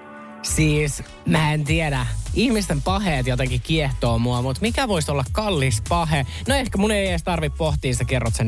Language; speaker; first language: Finnish; native; Finnish